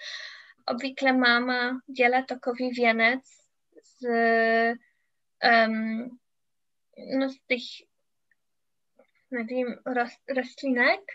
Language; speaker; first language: Czech; non-native, learner; English